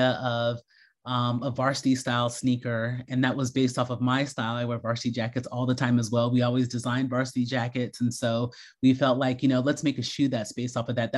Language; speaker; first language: English; native; English